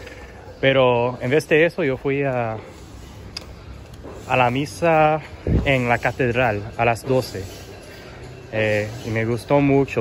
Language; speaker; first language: Spanish; early bilingual, heritage; English